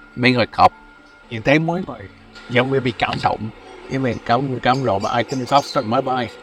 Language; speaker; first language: Vietnamese; non-native, fluent; English